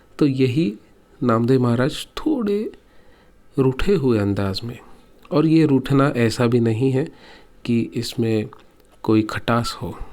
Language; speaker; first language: Hindi; non-native, local second language; Marathi